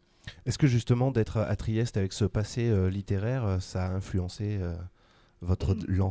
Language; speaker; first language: French; native; French